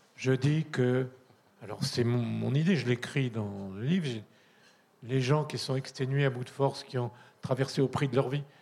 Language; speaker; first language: French; native; French